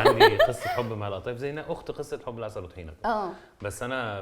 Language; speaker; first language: Arabic; native; Arabic